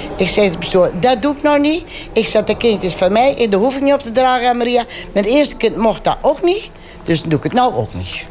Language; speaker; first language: Dutch; native; Dutch